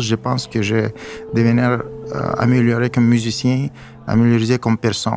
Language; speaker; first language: French; non-native, fluent; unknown